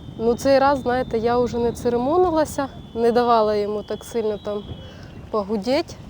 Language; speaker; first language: Ukrainian; native; Ukrainian